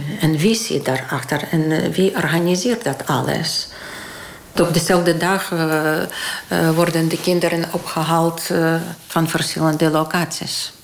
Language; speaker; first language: Dutch; non-native, learner; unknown